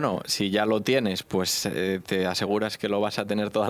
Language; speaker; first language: Spanish; native; Spanish